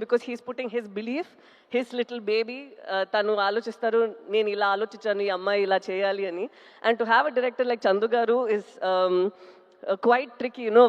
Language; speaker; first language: Telugu; non-native, local second language; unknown